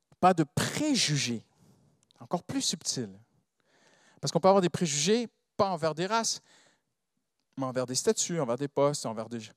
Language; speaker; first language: French; non-native, fluent; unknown